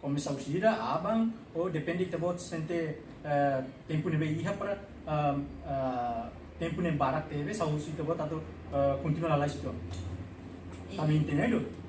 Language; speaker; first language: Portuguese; non-native, local second language; Tetum